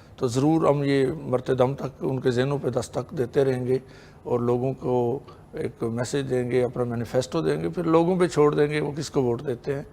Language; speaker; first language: Urdu; non-native, local second language; Punjabi